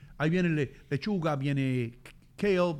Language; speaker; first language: Spanish; native; Spanish